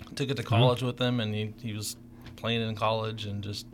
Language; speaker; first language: English; native; English